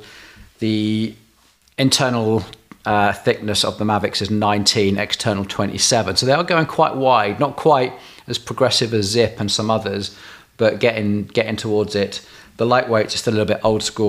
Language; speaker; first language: English; native; English